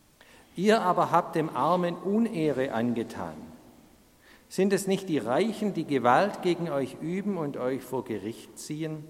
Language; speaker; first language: German; native; German